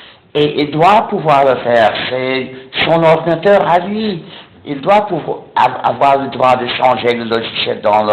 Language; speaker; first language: French; non-native, fluent; English